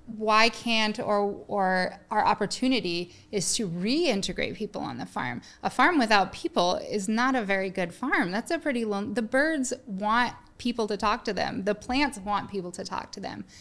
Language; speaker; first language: English; native; English